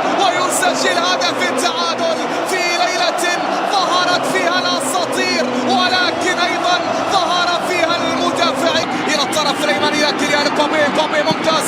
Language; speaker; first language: Arabic; native; Arabic